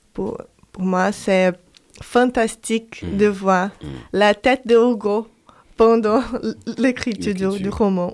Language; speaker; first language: French; non-native, fluent; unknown